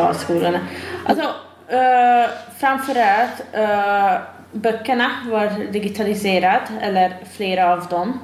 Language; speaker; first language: Swedish; non-native, fluent; Hungarian